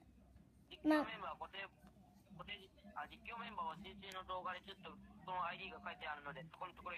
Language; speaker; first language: Japanese; native; Japanese